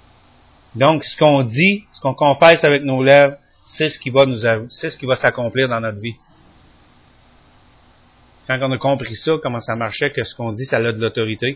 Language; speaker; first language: French; native; French